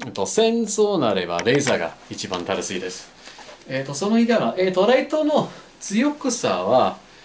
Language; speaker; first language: Japanese; non-native, fluent; English